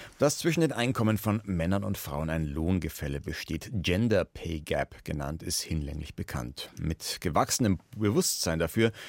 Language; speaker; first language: German; native; German